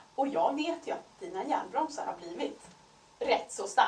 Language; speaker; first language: Swedish; native; Swedish